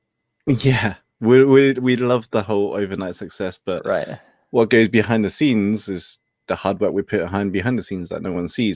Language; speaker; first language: English; native; English